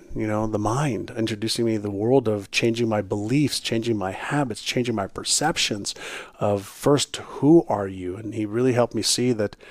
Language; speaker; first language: English; non-native, fluent; Hebrew